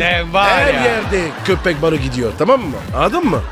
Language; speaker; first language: Turkish; non-native, learner; French